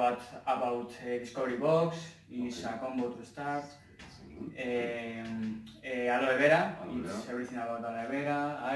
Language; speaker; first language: English; non-native, learner; Spanish